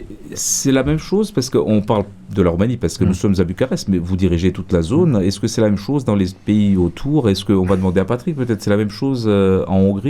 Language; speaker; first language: French; native; French